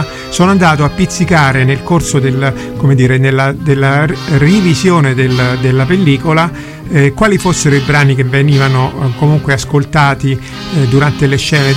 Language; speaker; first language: Italian; native; Italian